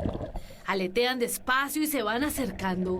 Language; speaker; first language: Spanish; native; Spanish